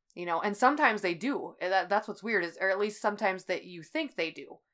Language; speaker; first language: English; native; English